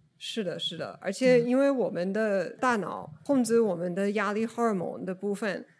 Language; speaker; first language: Chinese; non-native, fluent; English